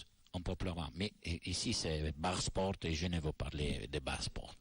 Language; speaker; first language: French; non-native, learner; Italian